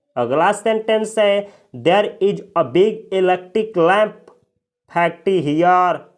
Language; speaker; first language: Hindi; native; Hindi